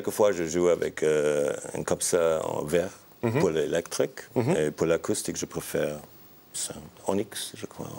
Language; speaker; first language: French; non-native, learner; English